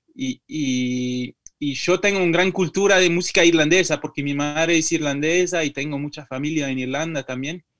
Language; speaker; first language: Spanish; non-native, fluent; French